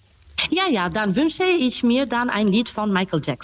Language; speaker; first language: German; non-native, fluent; Albanian